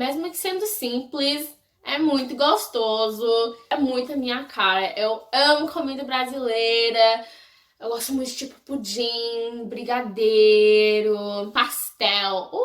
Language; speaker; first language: Portuguese; non-native, fluent; English